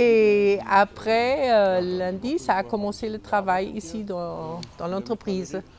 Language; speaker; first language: French; non-native, fluent; German